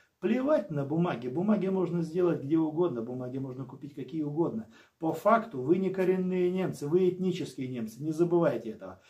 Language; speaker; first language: Russian; native; Russian